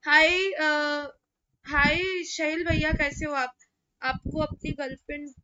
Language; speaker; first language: Hindi; non-native, local second language; Bangla